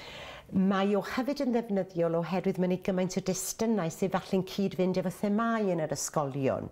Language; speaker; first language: Welsh; native; Welsh